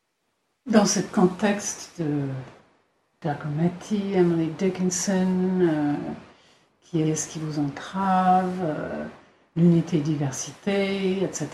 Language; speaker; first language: French; non-native, fluent; English